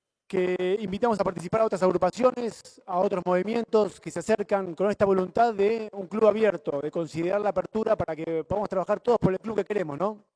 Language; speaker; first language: Spanish; native; Spanish